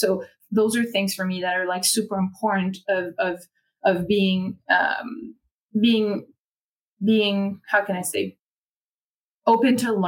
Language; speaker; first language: English; non-native, fluent; French